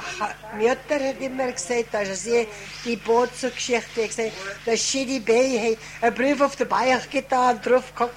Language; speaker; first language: German; early bilingual, heritage; German